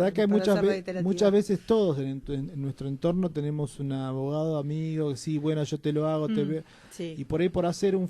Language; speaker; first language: Spanish; native; Spanish